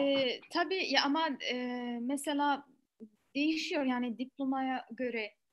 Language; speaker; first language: Turkish; non-native, fluent; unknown